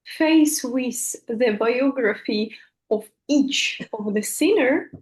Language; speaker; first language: English; non-native, fluent; Russian